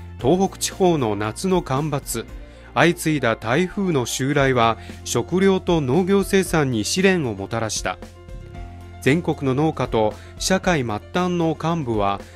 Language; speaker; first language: Japanese; non-native, fluent; Chinese